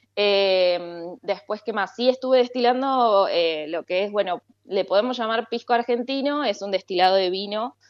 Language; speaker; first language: Spanish; native; Spanish